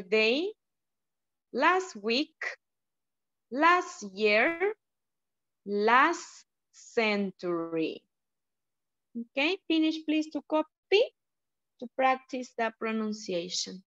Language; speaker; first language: English; non-native, learner; Spanish